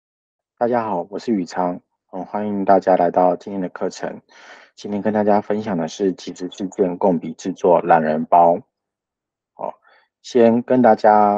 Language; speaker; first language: Chinese; native; Chinese